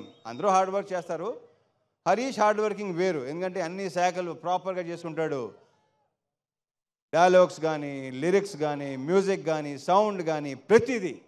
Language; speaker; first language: Telugu; native; Telugu